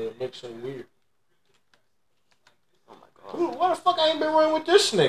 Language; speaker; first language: English; native; English